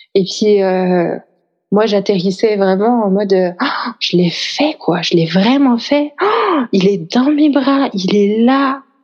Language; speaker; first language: French; native; French